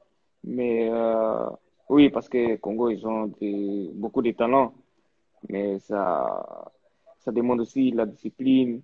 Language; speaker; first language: French; early bilingual, heritage; French